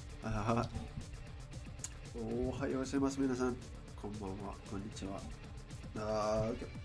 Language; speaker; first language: Japanese; non-native, learner; English